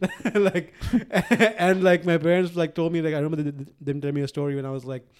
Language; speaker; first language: English; non-native, local second language; Sinhala